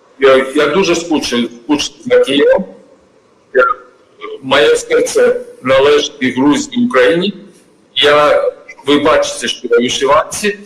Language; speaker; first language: Ukrainian; non-native, learner; Georgian